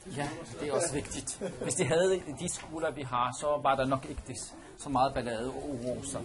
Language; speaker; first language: Danish; non-native, fluent; Arabic